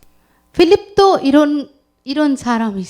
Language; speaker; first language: Korean; non-native, learner; Urdu